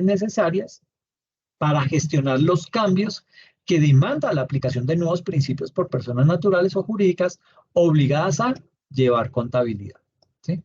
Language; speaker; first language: Spanish; native; Spanish